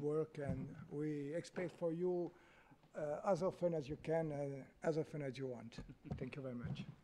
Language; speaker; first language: English; non-native, learner; French